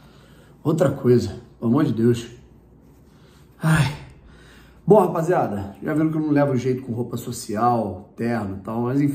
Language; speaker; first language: Portuguese; native; Portuguese